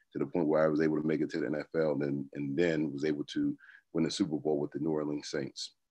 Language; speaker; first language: English; native; English